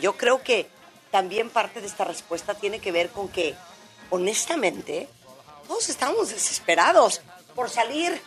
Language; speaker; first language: Spanish; native; Spanish